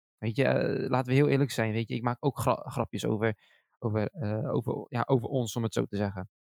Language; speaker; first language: Dutch; early bilingual, other home language; Arabic